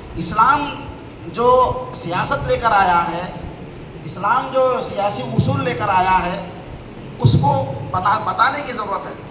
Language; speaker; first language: Urdu; native; Urdu